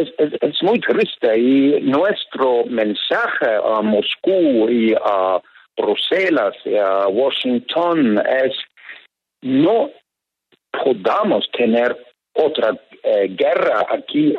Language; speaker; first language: Spanish; non-native, fluent; Norwegian